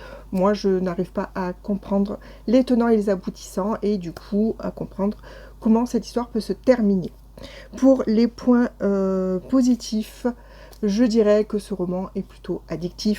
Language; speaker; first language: French; native; French